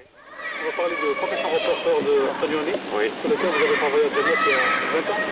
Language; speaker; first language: French; non-native, fluent; Italian